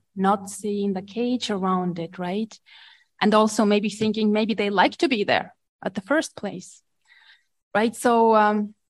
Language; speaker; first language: English; non-native, fluent; Estonian